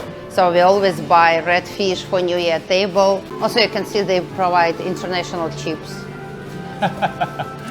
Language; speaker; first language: English; non-native, learner; Russian